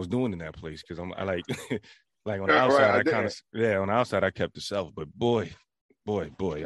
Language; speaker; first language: English; native; English